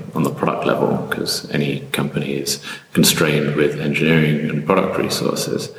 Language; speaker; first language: English; native; English